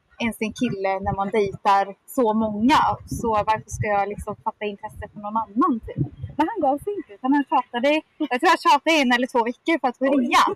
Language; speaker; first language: Swedish; native; Swedish